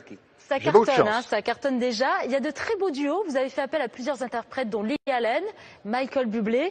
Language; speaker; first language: French; native; French